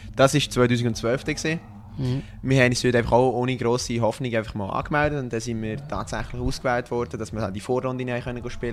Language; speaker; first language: German; native; German